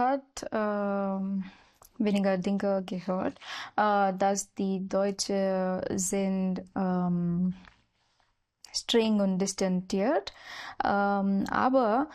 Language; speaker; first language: German; non-native, learner; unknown